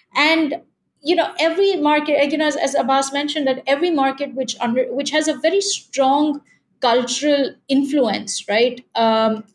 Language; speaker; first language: English; non-native, local second language; Hindi